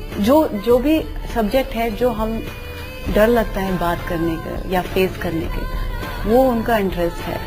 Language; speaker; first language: Hindi; non-native, local second language; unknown